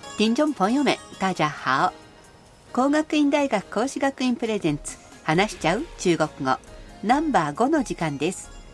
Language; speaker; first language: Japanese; native; Japanese